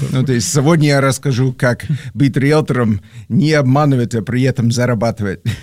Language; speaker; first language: Russian; non-native, fluent; English